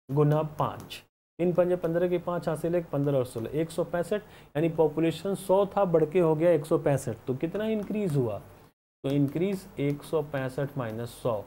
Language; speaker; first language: Hindi; native; Hindi